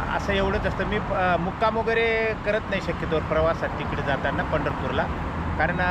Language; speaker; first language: Marathi; native; Marathi